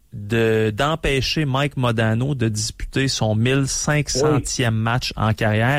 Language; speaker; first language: French; native; French